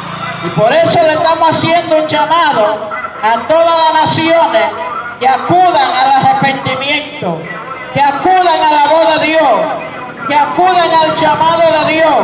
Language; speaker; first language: Spanish; native; Spanish